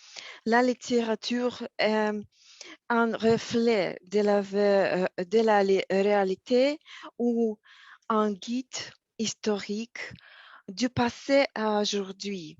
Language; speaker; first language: French; non-native, learner; Russian